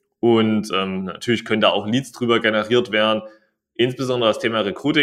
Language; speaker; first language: German; native; German